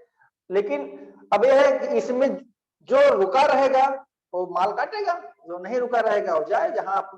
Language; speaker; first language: Hindi; native; Hindi